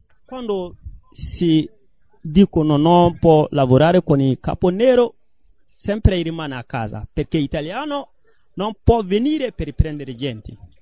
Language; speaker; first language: Italian; non-native, learner; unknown